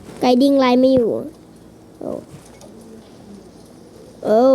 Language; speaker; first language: Thai; native; Thai